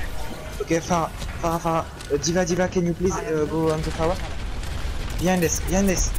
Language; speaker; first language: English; non-native, learner; French